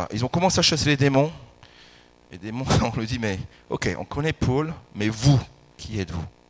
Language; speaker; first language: French; native; French